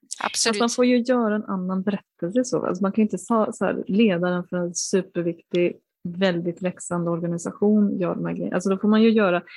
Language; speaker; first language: Swedish; native; Swedish